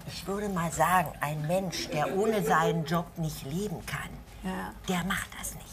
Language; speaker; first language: German; native; German